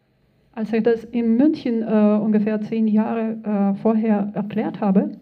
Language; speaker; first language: German; non-native, fluent; Russian